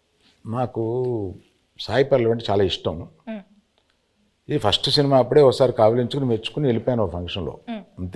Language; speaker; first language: Telugu; native; Telugu